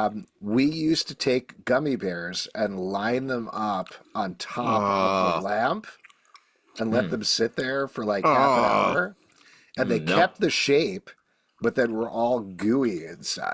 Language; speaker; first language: English; native; English